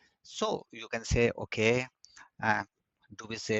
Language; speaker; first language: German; non-native, fluent; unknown